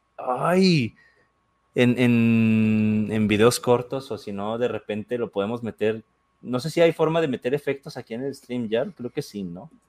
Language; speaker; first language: Spanish; native; Spanish